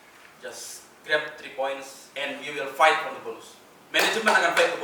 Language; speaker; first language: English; non-native, learner; Indonesian